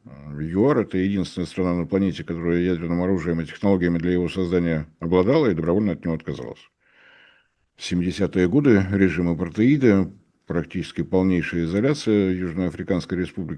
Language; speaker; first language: Russian; native; Russian